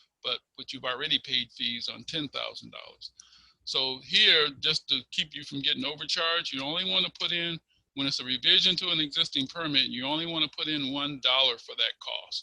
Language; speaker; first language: English; native; English